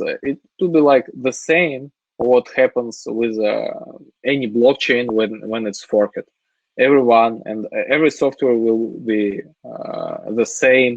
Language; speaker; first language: English; non-native, fluent; Russian